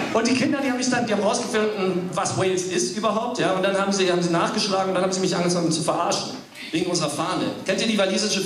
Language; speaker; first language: German; early bilingual, other home language; English